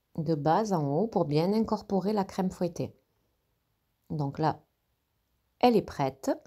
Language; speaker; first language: French; native; French